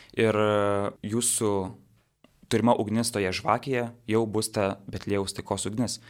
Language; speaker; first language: Lithuanian; native; Lithuanian